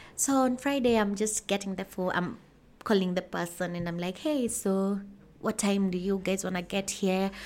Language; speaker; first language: English; non-native, local second language; Kikuyu